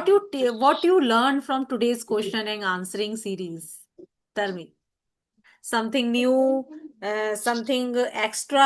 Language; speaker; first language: English; non-native, learner; Hindi